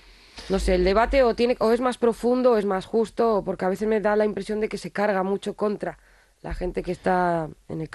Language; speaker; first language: Spanish; native; Spanish